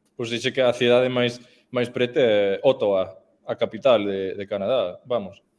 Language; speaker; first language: Galician; non-native, fluent; English